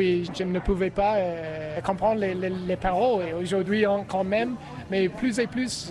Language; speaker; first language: French; non-native, learner; English